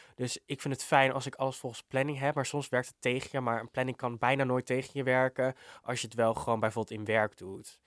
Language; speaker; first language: Dutch; native; Dutch